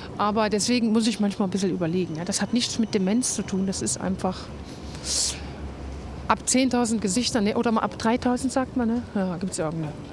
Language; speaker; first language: German; native; German